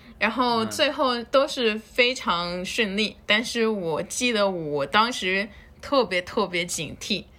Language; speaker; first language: Chinese; non-native, fluent; Spanish